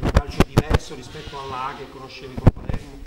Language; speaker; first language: Italian; native; Italian